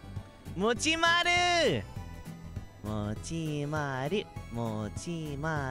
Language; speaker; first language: Japanese; non-native, learner; English